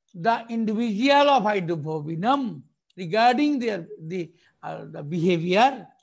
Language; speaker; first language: English; non-native, local second language; Bangla